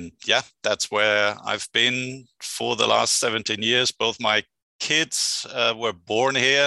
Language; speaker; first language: English; non-native, fluent; German